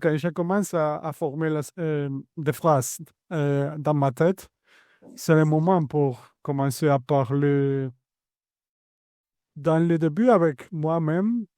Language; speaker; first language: French; non-native, fluent; Spanish